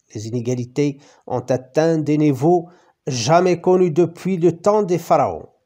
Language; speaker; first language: French; non-native, local second language; Arabic